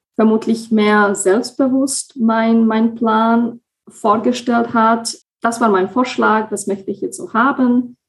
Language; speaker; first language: German; non-native, fluent; Slovak